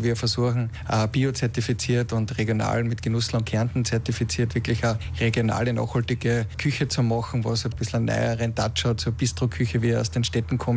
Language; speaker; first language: German; native; German